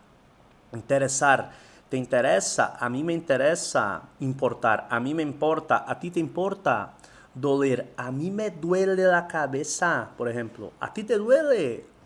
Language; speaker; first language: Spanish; non-native, fluent; Portuguese